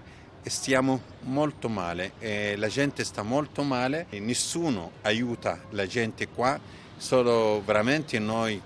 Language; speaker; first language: Italian; non-native, fluent; Arabic